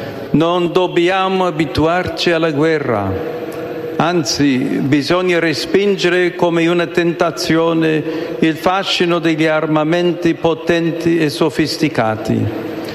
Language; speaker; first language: Italian; non-native, fluent; English